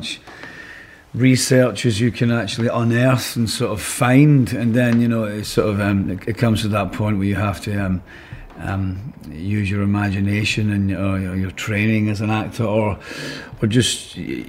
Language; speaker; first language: English; native; English